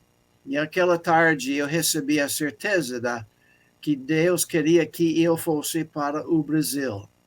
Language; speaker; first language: Portuguese; non-native, fluent; English